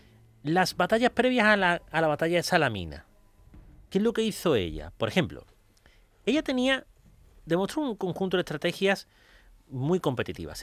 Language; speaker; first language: Spanish; native; Spanish